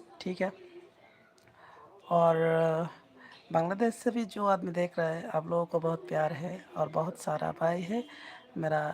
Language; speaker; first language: Hindi; non-native, learner; Bangla